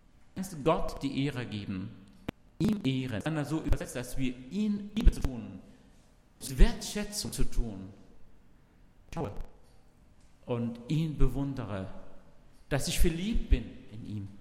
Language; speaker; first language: German; non-native, learner; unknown